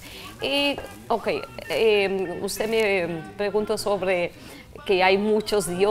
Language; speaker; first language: Spanish; non-native, fluent; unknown